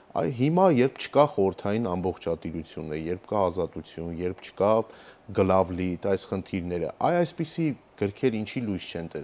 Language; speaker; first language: Armenian; native; Armenian